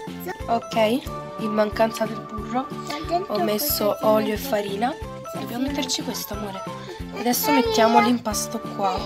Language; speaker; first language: Italian; native; Italian